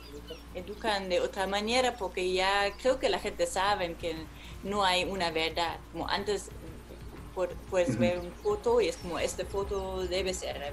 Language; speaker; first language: Spanish; non-native, fluent; German